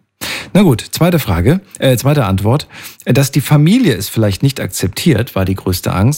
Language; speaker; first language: German; native; German